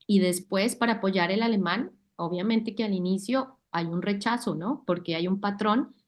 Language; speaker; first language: Spanish; native; Spanish